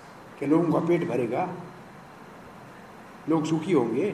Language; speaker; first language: Hindi; native; Hindi